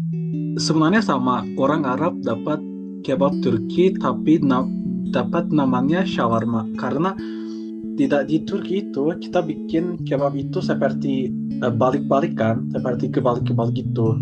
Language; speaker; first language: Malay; non-native, fluent; Turkish